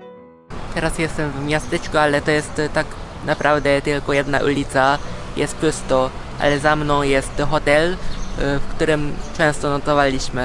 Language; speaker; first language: Polish; non-native, fluent; Japanese